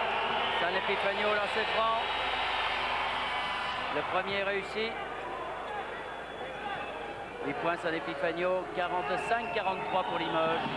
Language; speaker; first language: French; native; French